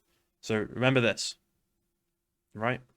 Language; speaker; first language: English; native; English